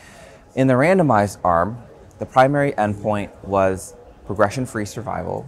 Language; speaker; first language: English; native; English